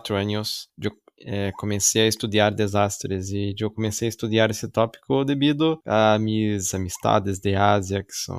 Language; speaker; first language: Spanish; non-native, learner; Portuguese